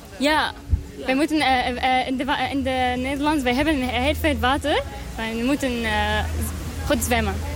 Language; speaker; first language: Dutch; non-native, learner; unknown